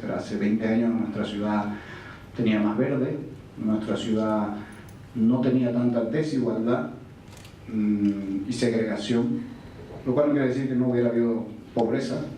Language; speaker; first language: Spanish; native; Spanish